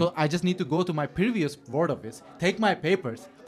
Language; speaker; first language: English; non-native, fluent; Turkish